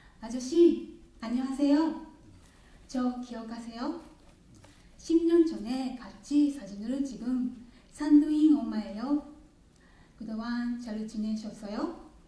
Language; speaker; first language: Korean; non-native, learner; Japanese